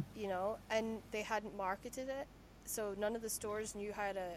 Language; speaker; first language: English; native; English